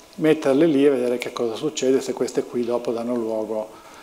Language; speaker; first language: Italian; native; Italian